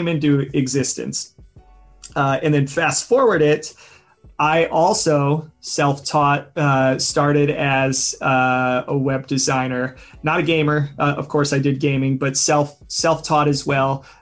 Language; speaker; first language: English; native; English